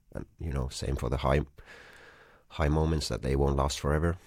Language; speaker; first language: English; non-native, fluent; Finnish